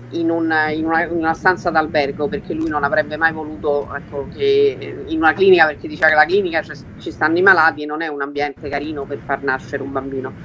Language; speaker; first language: Italian; early bilingual, heritage; Italian